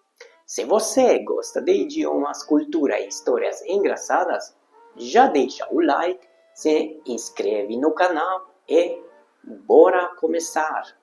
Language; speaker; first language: Portuguese; non-native, fluent; Hungarian